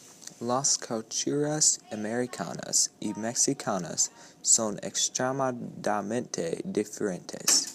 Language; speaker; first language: Spanish; non-native, learner; English